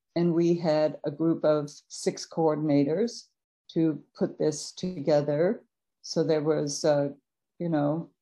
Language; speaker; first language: English; native; English